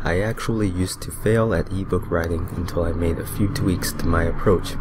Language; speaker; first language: English; native; English